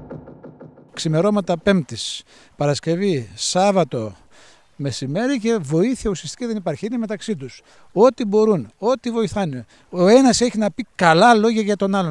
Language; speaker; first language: Greek; native; Greek